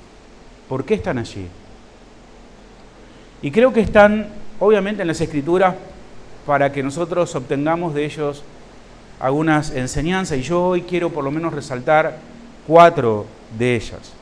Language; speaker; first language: Spanish; native; Spanish